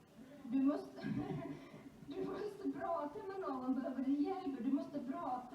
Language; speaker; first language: Swedish; non-native, fluent; Somali